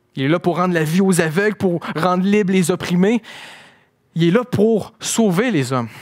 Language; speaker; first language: French; native; French